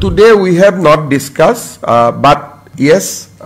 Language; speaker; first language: English; non-native, local second language; Assamese